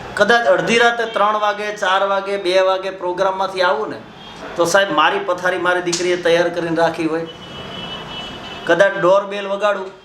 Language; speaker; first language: Gujarati; native; Gujarati